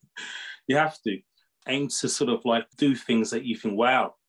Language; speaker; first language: English; native; English